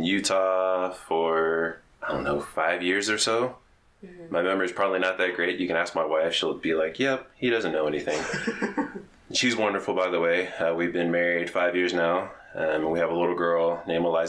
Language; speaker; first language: English; native; English